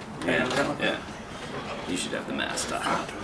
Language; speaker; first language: English; native; English